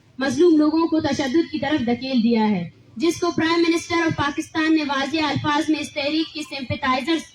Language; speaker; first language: Urdu; non-native, local second language; Baluchi